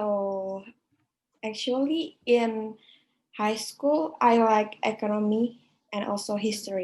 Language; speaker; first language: English; non-native, learner; Indonesian